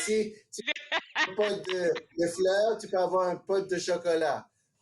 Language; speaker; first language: French; non-native, local second language; English